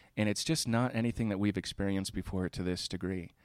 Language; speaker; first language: English; native; English